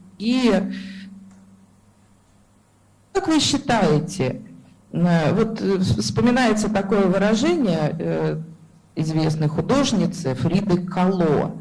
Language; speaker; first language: Russian; native; Russian